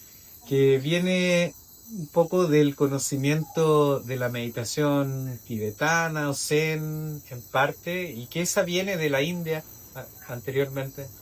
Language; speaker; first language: Spanish; native; Spanish